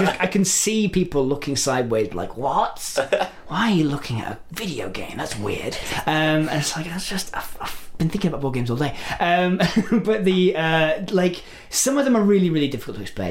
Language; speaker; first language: English; native; English